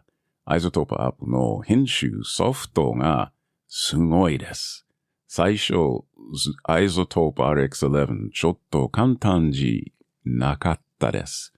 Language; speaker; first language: Japanese; non-native, learner; English